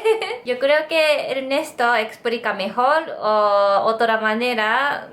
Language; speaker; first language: Spanish; non-native, learner; Japanese